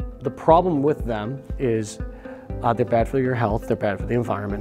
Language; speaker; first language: English; native; English